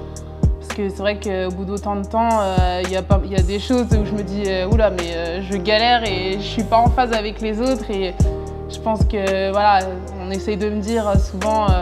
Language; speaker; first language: French; native; French